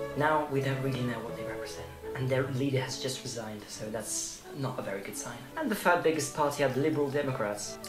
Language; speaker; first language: English; early bilingual, other home language; Russian